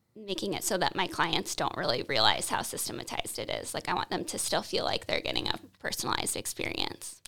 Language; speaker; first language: English; native; English